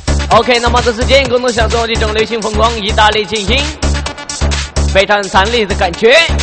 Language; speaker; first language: Chinese; native; Chinese